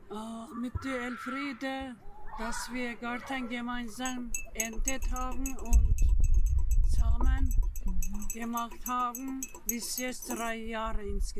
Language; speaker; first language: German; non-native, learner; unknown